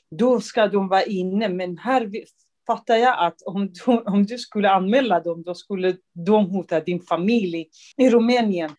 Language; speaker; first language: Swedish; non-native, fluent; Kurdish